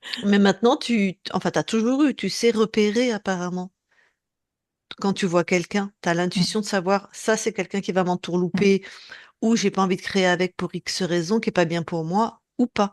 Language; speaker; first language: French; native; French